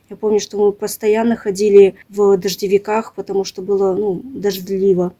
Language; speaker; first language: Russian; native; Russian